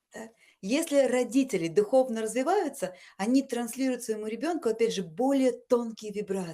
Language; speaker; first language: Russian; native; Russian